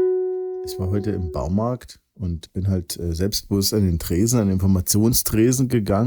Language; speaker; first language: German; native; German